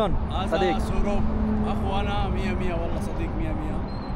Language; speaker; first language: Arabic; non-native, learner; Bangla